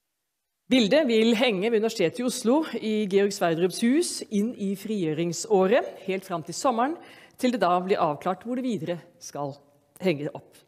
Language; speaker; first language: Norwegian; native; Norwegian